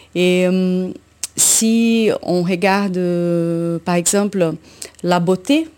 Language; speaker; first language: French; non-native, fluent; Portuguese